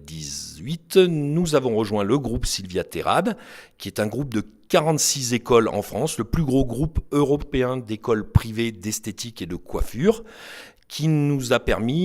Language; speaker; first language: French; native; French